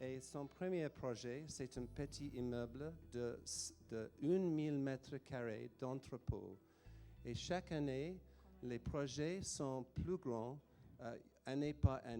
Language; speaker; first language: French; non-native, fluent; English